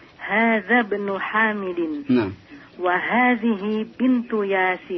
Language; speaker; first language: Arabic; non-native, learner; Indonesian